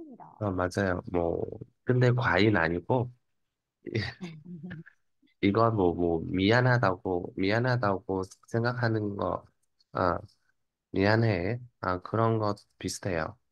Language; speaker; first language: Korean; non-native, fluent; Vietnamese